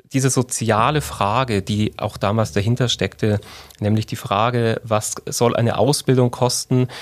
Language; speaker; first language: German; native; German